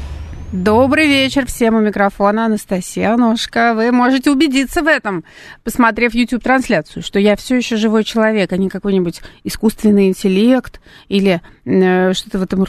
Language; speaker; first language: Russian; native; Russian